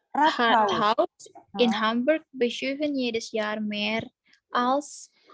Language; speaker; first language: German; non-native, learner; Indonesian